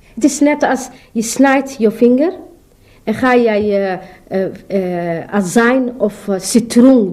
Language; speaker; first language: Dutch; non-native, learner; Somali